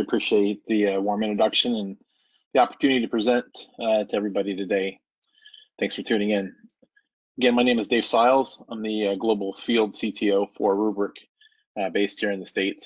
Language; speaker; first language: English; native; English